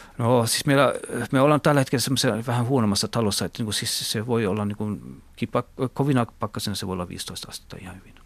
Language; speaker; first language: Finnish; non-native, local second language; Swedish